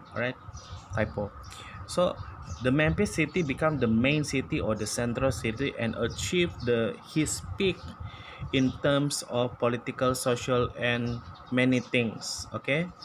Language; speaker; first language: English; non-native, local second language; Chinese